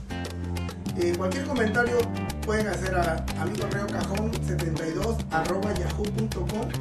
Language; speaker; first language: Spanish; native; Spanish